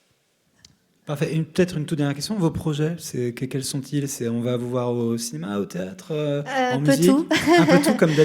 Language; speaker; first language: French; native; French